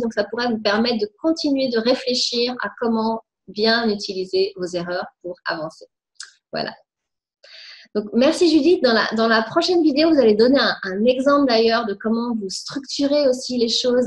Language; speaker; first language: French; native; French